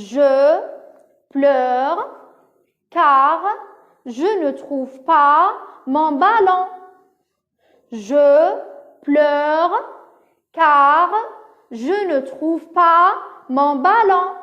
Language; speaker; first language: French; non-native, local second language; Arabic